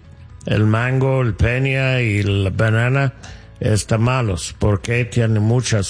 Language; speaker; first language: Spanish; non-native, fluent; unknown